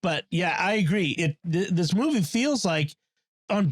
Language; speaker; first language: English; native; English